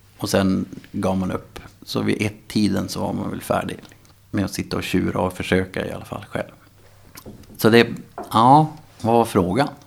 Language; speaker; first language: Swedish; native; Swedish